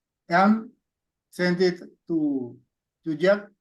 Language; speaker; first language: English; non-native, learner; Spanish